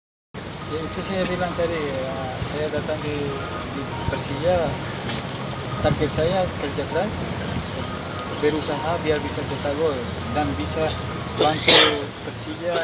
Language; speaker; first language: Indonesian; non-native, fluent; Spanish